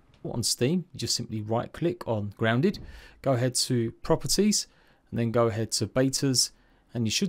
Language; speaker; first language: English; native; English